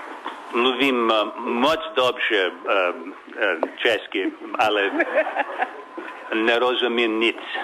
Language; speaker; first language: Czech; non-native, learner; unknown